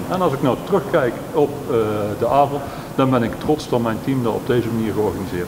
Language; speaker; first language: Dutch; native; Dutch